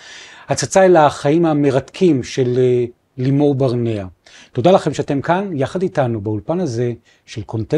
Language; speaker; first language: Hebrew; native; Hebrew